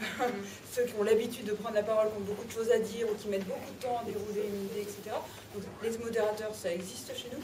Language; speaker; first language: French; native; French